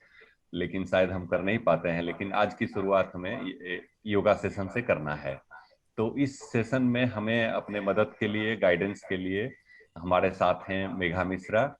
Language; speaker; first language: Hindi; native; Hindi